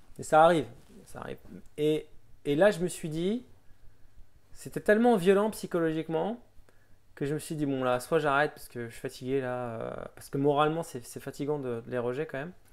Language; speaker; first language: French; native; French